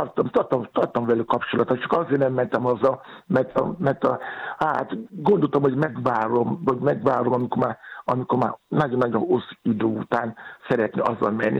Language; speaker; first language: Hungarian; non-native, fluent; Yoruba